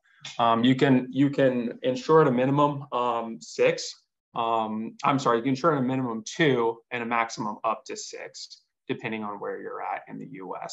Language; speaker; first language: English; native; English